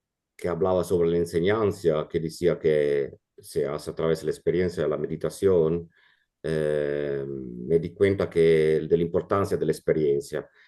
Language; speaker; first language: Spanish; non-native, fluent; Italian